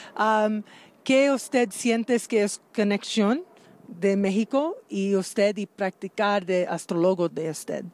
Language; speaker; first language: Spanish; non-native, learner; English